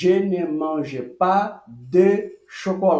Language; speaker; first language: French; non-native, fluent; Portuguese